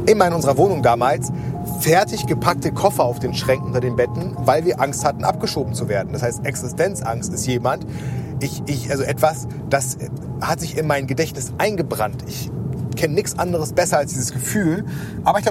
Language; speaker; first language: German; native; German